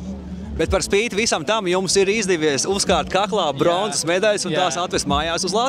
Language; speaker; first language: Latvian; native; Latvian